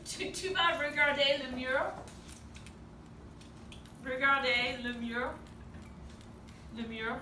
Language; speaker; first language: French; non-native, fluent; English